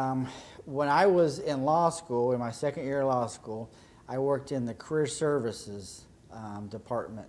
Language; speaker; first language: English; native; English